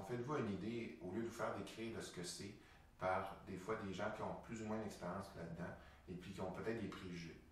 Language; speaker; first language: French; native; French